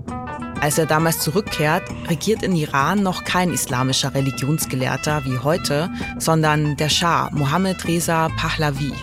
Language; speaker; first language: German; native; German